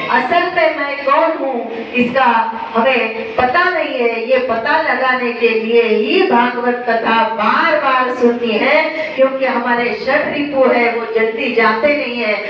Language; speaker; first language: Hindi; non-native, local second language; Marathi